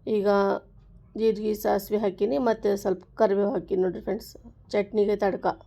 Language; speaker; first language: Kannada; native; Kannada